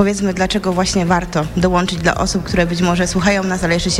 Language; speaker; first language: Polish; native; Polish